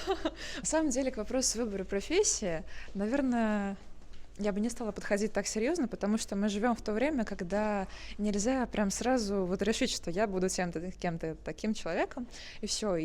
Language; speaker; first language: Russian; native; Russian